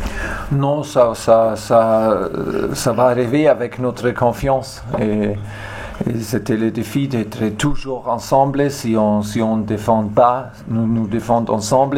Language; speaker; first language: French; non-native, learner; German